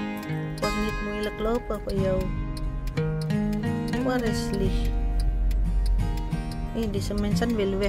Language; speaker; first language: Dutch; non-native, learner; Indonesian